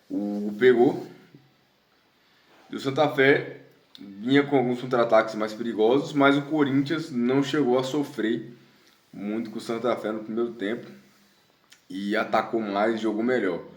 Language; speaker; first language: Portuguese; native; Portuguese